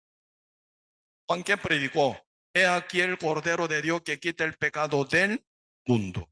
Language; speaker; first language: Spanish; non-native, learner; Korean